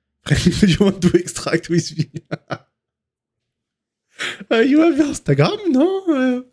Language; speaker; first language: English; non-native, learner; French